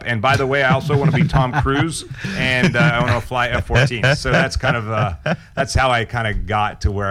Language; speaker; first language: English; native; English